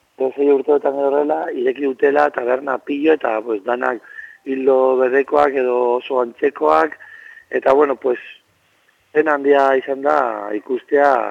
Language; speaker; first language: Basque; non-native, local second language; Spanish